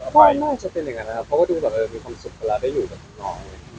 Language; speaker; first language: Thai; native; Thai